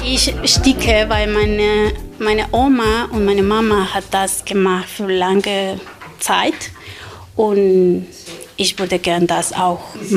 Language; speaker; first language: German; non-native, learner; Spanish